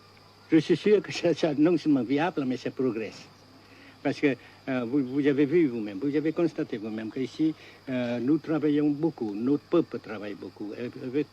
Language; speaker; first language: French; non-native, fluent; Vietnamese